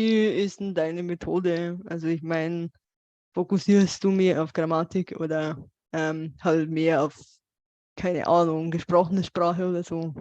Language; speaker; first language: German; non-native, fluent; Bulgarian